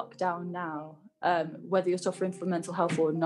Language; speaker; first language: English; native; English